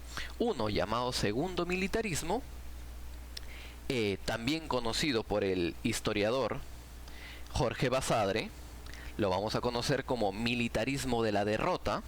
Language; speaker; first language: Spanish; native; Spanish